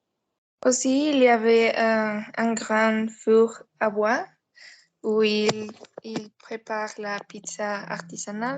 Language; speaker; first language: French; non-native, learner; Spanish